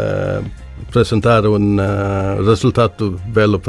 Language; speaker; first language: Italian; non-native, learner; Swedish